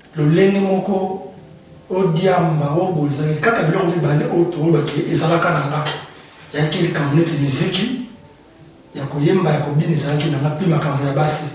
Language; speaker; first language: Lingala; native; Lingala